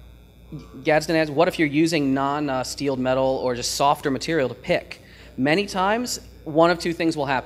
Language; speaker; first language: English; native; English